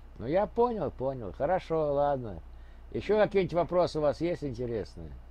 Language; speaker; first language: Russian; native; Russian